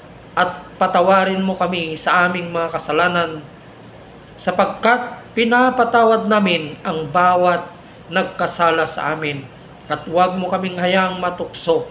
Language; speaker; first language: Filipino; native; Filipino